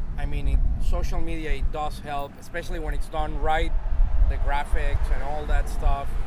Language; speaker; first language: English; non-native, fluent; Spanish